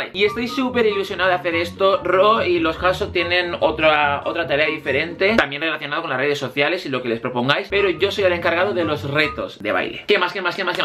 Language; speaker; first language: Spanish; native; Spanish